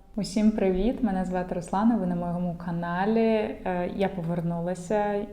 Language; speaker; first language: Ukrainian; non-native, local second language; Russian